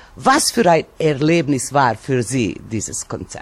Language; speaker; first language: German; non-native, fluent; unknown